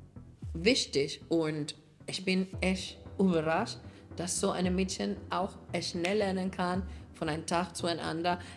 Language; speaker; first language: German; non-native, fluent; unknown